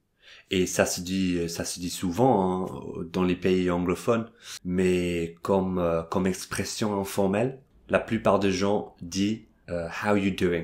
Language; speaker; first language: French; non-native, fluent; English